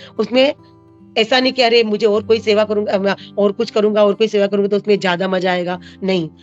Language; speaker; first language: Hindi; non-native, local second language; Marathi